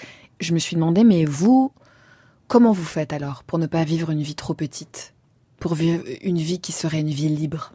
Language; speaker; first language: French; native; French